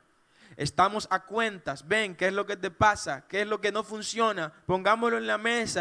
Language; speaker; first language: Spanish; native; Spanish